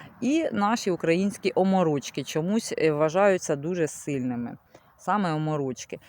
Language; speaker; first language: Ukrainian; non-native, local second language; Russian